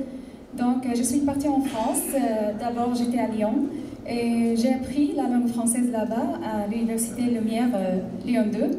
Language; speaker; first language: French; non-native, fluent; Arabic